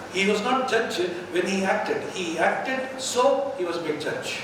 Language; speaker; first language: English; non-native, local second language; Telugu